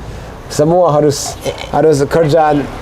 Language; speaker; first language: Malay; non-native, fluent; English